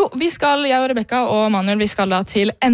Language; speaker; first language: Norwegian; native; Norwegian